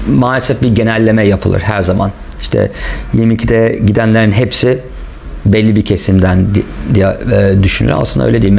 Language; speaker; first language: Turkish; non-native, local second language; English